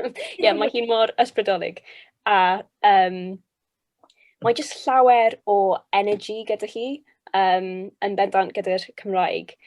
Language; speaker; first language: Welsh; non-native, local second language; English